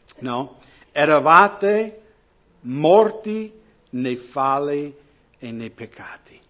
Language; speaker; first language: Italian; non-native, fluent; English